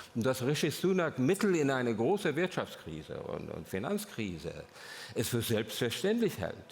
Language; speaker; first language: German; non-native, fluent; English